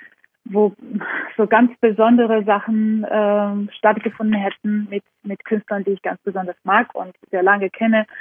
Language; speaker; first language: German; non-native, fluent; Georgian